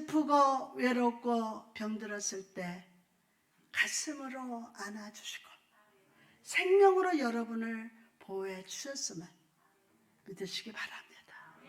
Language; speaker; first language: Korean; native; Korean